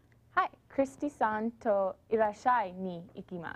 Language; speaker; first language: Japanese; non-native, learner; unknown